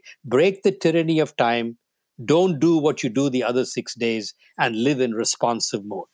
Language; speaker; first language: English; non-native, local second language; Tamil